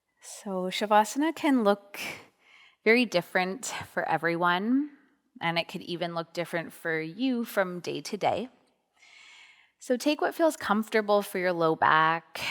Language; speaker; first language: English; native; English